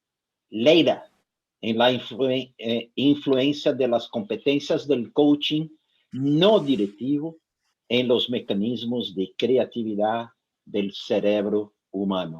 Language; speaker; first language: Spanish; non-native, fluent; Portuguese